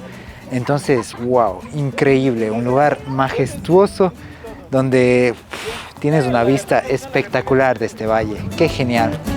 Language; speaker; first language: Spanish; native; Spanish